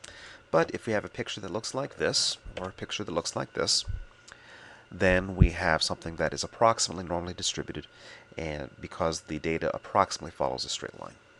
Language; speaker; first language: English; native; English